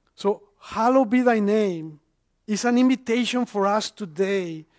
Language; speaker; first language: English; non-native, fluent; Spanish